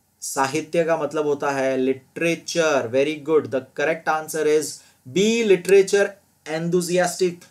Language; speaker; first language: Hindi; non-native, local second language; Gujarati